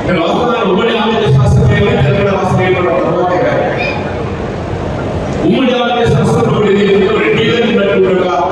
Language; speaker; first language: Telugu; native; Telugu